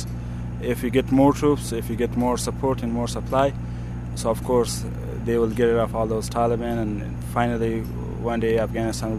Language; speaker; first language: English; non-native, fluent; Persian